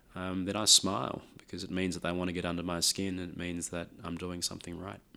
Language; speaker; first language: English; non-native, local second language; Lao